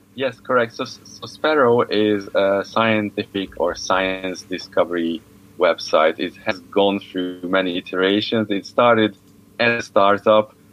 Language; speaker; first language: English; non-native, fluent; Hungarian